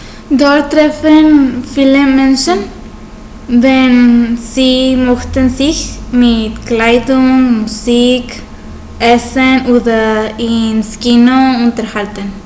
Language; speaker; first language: German; non-native, learner; Spanish